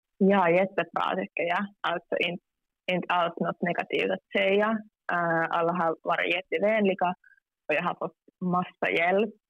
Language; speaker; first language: Swedish; non-native, local second language; Finnish